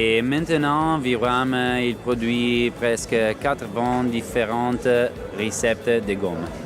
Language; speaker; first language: French; non-native, fluent; Italian